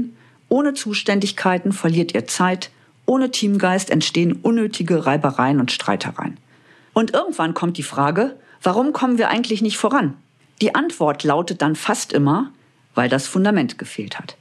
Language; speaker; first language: German; native; German